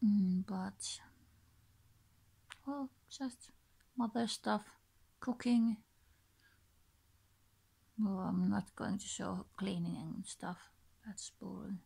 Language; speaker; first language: English; non-native, learner; Finnish